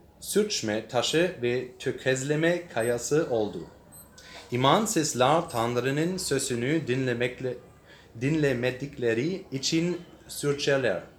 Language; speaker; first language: Turkish; non-native, learner; English